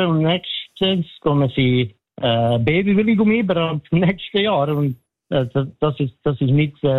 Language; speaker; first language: German; non-native, learner; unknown